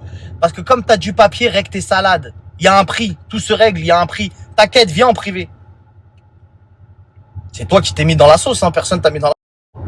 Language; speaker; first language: French; native; French